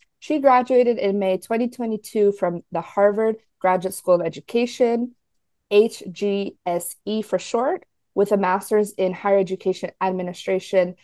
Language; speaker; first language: English; early bilingual, other home language; Spanish